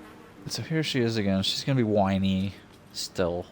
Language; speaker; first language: English; native; English